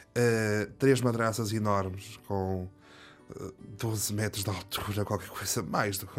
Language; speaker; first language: Portuguese; native; Portuguese